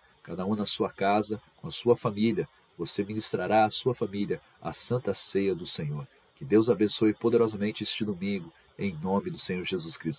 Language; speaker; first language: Portuguese; native; Portuguese